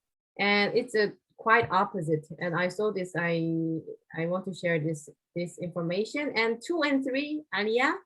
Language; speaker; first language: English; non-native, learner; Korean